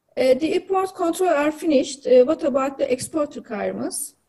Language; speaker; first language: English; non-native, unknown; Turkish